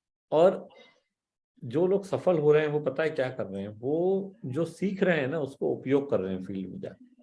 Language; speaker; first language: Hindi; native; Hindi